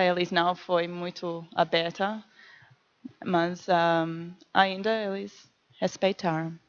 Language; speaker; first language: Portuguese; non-native, learner; English